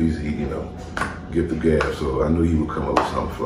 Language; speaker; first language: English; native; English